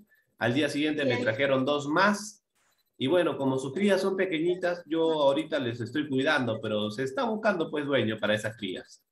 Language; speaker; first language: Spanish; native; Spanish